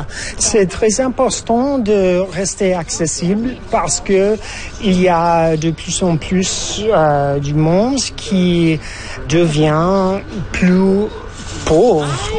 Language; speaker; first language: French; non-native, fluent; English